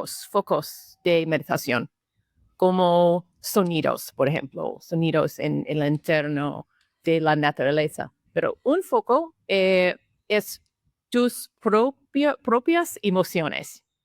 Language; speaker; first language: Spanish; non-native, learner; English